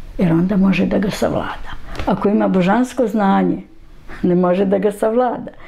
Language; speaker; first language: Serbian; native; Serbian